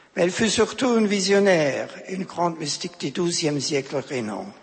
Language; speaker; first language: French; non-native, fluent; German